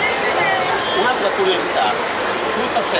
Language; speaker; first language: Italian; native; Italian